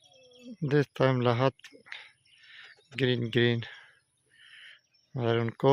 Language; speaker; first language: Filipino; non-native, learner; Punjabi